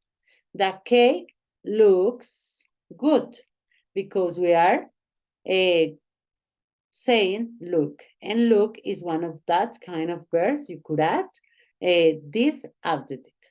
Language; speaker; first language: English; non-native, learner; Spanish